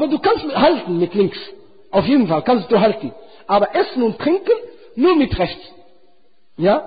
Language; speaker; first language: German; non-native, fluent; Arabic